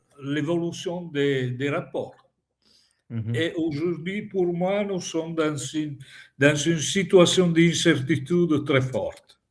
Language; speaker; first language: French; non-native, fluent; Italian